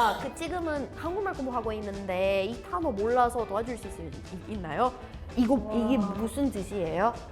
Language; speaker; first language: Korean; non-native, learner; Portuguese